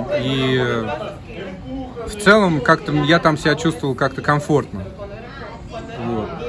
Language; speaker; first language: Russian; native; Russian